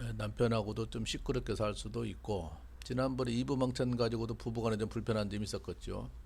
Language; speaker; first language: Korean; native; Korean